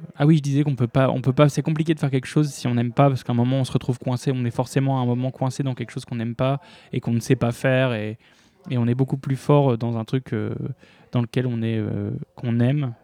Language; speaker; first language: French; native; French